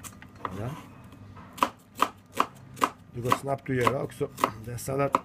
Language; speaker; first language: Swedish; non-native, learner; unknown